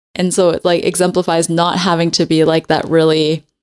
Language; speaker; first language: English; native; English